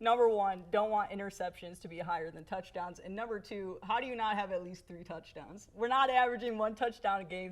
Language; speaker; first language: English; native; English